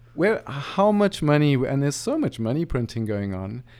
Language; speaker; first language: English; native; English